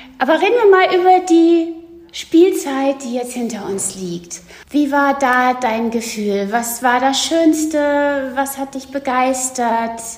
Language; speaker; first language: German; native; German